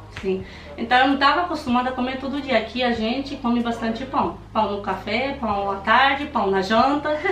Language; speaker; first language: Portuguese; non-native, fluent; Romanian